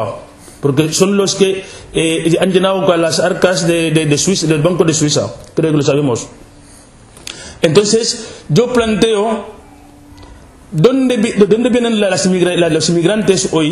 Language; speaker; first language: Spanish; non-native, local second language; Wolof